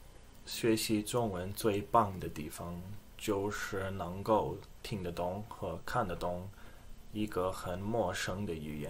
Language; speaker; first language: Chinese; non-native, fluent; English